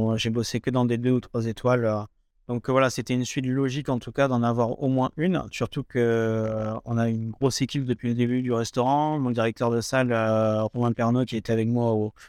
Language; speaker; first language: French; native; French